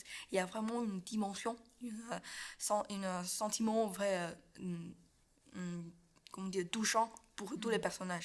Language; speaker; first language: French; non-native, learner; Chinese